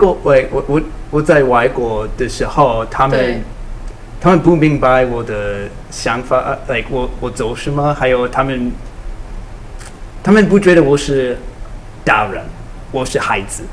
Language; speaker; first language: Chinese; non-native, learner; English